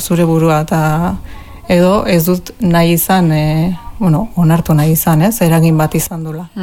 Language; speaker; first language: Basque; non-native, local second language; Spanish